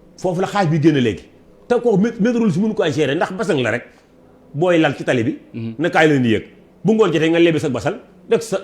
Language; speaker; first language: Wolof; native; Wolof